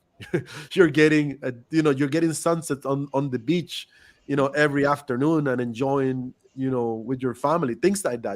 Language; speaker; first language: English; non-native, fluent; Spanish